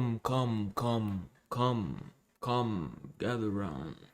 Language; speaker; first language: English; native; English